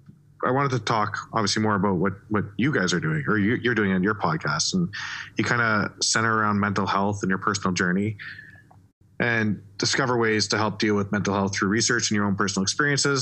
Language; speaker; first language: English; native; English